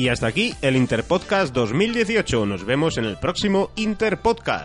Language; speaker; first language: Spanish; native; Spanish